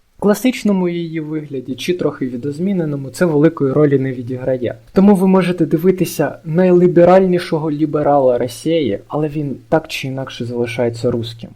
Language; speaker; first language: Ukrainian; non-native, local second language; Russian